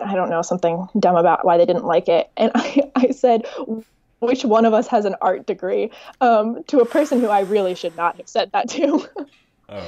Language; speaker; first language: English; native; English